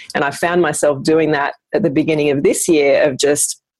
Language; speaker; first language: English; native; English